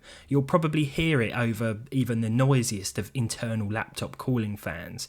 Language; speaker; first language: English; native; English